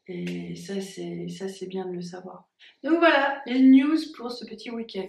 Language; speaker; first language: French; native; French